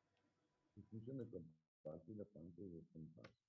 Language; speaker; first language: Spanish; native; Spanish